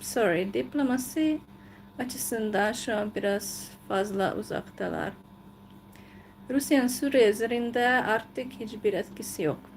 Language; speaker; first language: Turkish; non-native, fluent; Hungarian